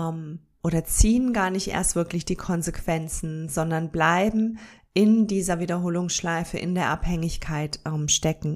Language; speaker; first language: German; native; German